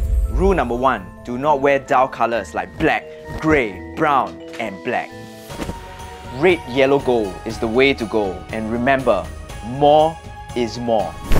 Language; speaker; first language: English; native; English